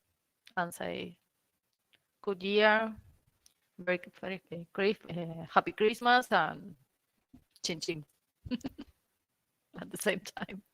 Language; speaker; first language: English; non-native, learner; Spanish